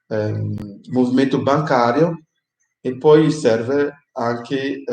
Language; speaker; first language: Italian; non-native, fluent; English